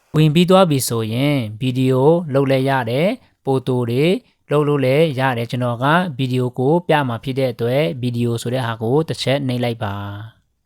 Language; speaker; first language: Burmese; non-native, local second language; Pa'o Karen